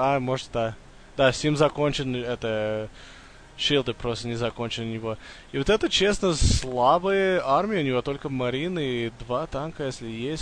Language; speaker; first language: Russian; early bilingual, heritage; English